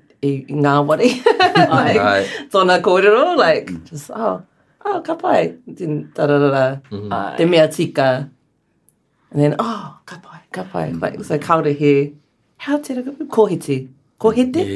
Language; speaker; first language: Māori; non-native, learner; English